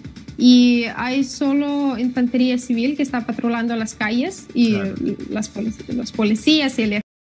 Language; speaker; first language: Spanish; non-native, fluent; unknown